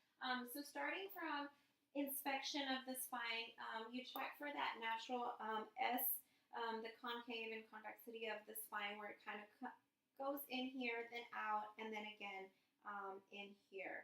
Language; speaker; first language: English; native; English